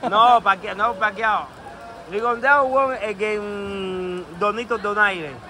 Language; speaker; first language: English; non-native, learner; Spanish